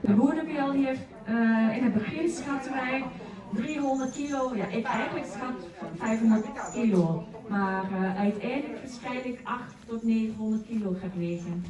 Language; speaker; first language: Dutch; non-native, learner; Thai